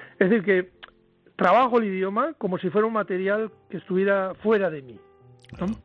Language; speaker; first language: Spanish; native; Spanish